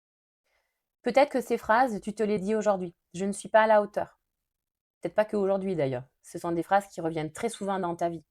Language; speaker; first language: French; native; French